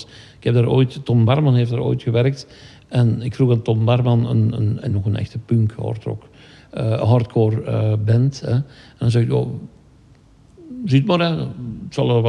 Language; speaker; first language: Dutch; native; Dutch